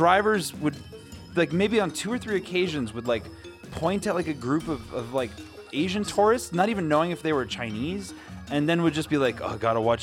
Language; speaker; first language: English; native; English